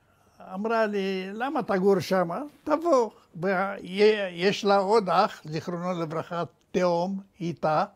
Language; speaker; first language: Hebrew; non-native, fluent; Romanian